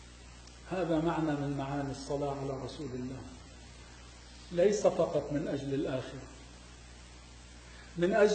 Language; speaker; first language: Arabic; native; Arabic